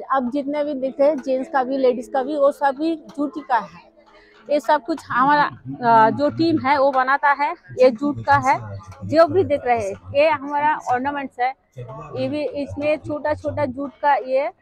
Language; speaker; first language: Hindi; non-native, local second language; Bangla